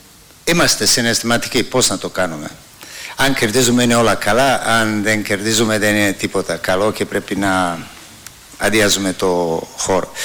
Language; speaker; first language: Greek; non-native, fluent; Serbian